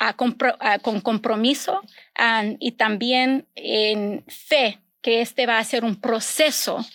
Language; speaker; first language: Spanish; early bilingual, other home language; English